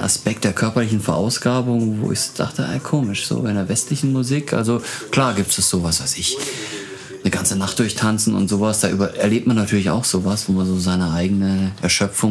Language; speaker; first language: German; native; German